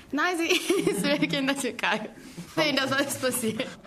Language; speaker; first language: German; non-native, learner; Turkish